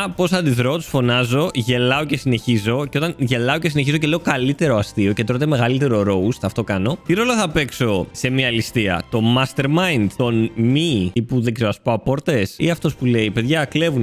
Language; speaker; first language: Greek; native; Greek